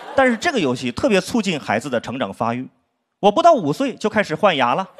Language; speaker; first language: Chinese; native; Chinese